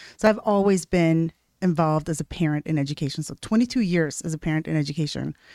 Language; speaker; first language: English; early bilingual, other home language; Norwegian